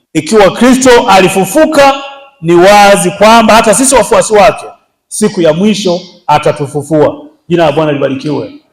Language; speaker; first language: Swahili; native; Swahili